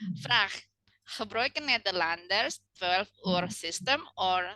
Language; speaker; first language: Dutch; non-native, learner; Indonesian